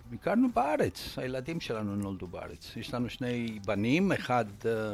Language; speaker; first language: Hebrew; non-native, fluent; Romanian